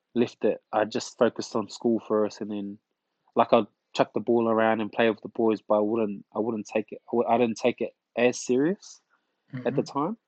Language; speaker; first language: English; early bilingual, other home language; Tongan